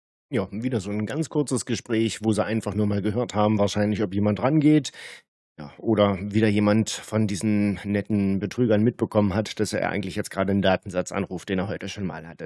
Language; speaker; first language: German; native; German